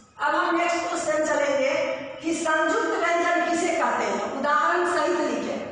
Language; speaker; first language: Hindi; native; Hindi